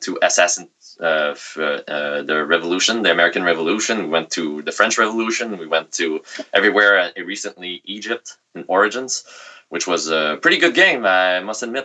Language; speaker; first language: English; non-native, fluent; French